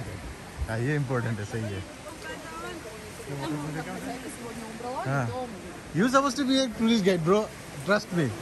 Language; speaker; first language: Hindi; non-native, fluent; Bangla